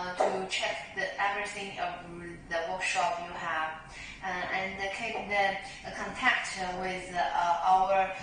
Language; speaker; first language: English; non-native, learner; Chinese